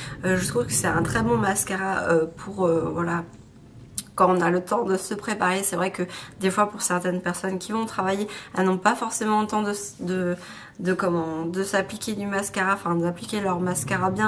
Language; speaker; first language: French; native; French